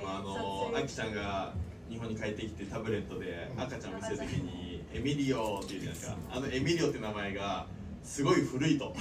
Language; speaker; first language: Japanese; native; Japanese